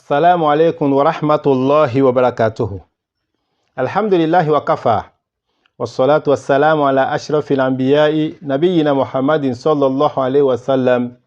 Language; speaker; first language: Arabic; non-native, fluent; Yoruba